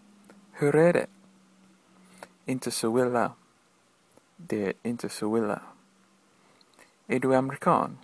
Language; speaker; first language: Swedish; non-native, learner; English